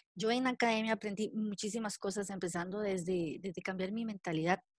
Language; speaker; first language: Spanish; native; Spanish